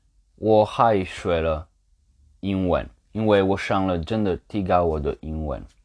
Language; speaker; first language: Chinese; non-native, learner; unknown